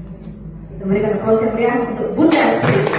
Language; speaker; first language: Indonesian; native; Indonesian